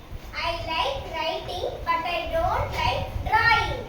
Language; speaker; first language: English; non-native, learner; Tamil